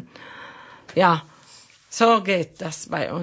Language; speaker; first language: German; non-native, learner; Arabic